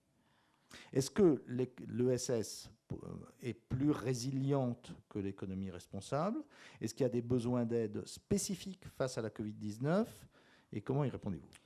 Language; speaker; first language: French; native; French